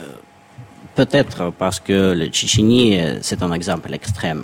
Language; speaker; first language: French; non-native, fluent; Russian